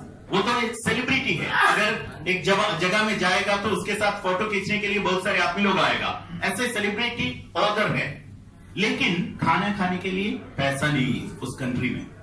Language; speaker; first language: Hindi; non-native, fluent; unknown